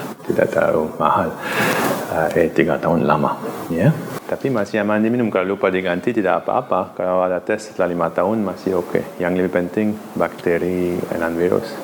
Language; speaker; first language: Indonesian; non-native, learner; Dutch